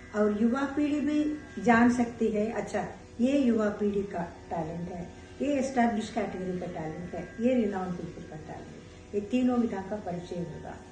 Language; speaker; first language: Hindi; non-native, local second language; Telugu